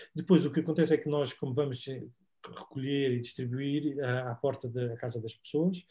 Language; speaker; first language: Portuguese; native; Portuguese